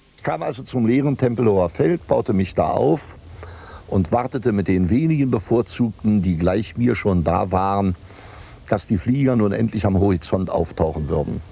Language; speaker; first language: German; native; German